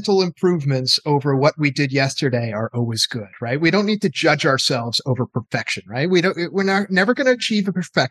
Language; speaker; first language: English; native; English